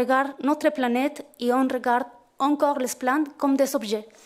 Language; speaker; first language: French; non-native, fluent; Spanish